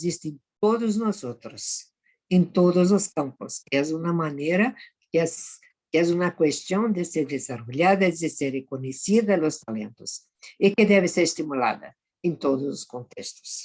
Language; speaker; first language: Spanish; non-native, fluent; Portuguese